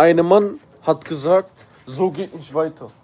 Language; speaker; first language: German; early bilingual, other home language; Kurdish